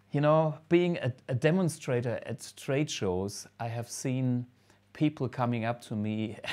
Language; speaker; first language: English; non-native, fluent; German